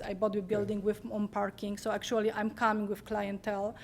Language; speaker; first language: English; non-native, learner; Polish